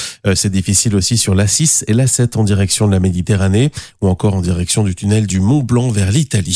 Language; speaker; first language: French; native; French